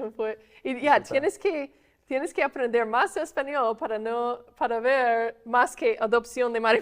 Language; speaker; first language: Spanish; non-native, fluent; English